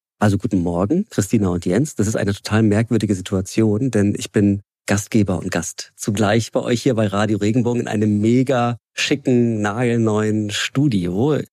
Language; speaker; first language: German; native; German